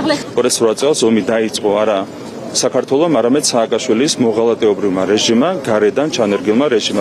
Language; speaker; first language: Georgian; native; Georgian